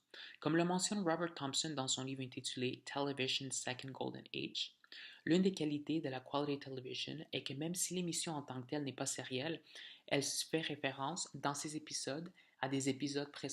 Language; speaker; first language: French; native; French